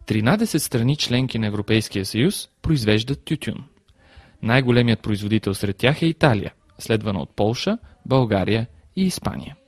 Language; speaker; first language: Bulgarian; native; Bulgarian